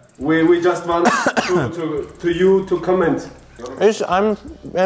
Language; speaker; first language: English; non-native, learner; Turkish